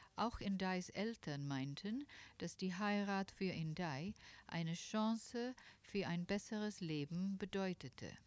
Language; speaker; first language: German; non-native, fluent; Filipino